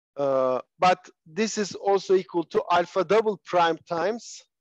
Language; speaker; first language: English; non-native, fluent; Turkish